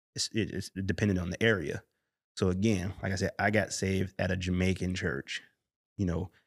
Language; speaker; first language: English; native; English